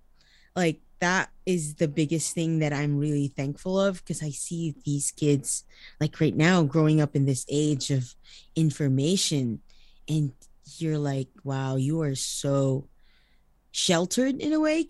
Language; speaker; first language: English; non-native, local second language; Iloko